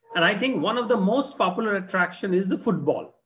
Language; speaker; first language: English; non-native, local second language; Hindi